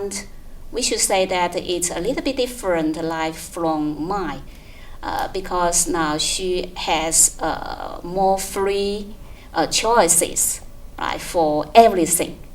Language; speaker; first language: English; non-native, fluent; Chinese